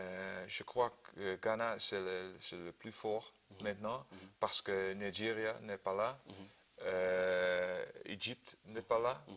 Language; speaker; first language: French; non-native, learner; Dutch